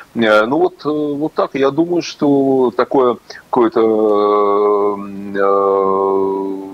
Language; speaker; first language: Russian; native; Russian